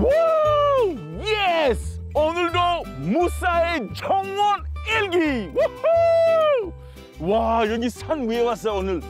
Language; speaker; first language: Korean; non-native, fluent; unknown